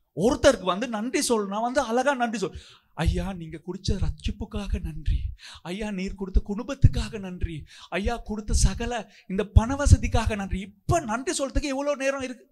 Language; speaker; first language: Tamil; non-native, local second language; Sinhala